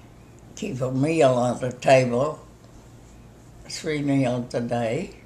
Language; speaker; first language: English; native; English